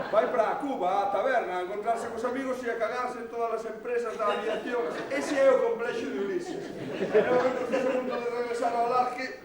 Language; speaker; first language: Galician; native; Galician